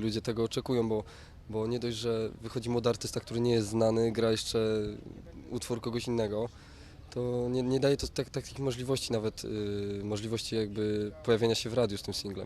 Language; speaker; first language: Polish; native; Polish